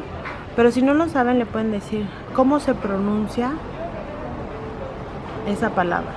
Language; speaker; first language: Spanish; native; Spanish